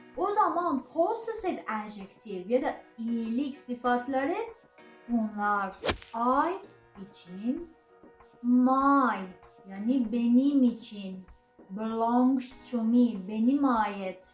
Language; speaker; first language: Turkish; non-native, learner; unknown